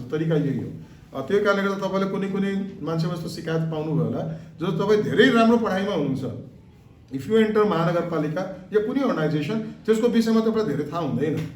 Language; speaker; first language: Nepali; non-native, local second language; Marwari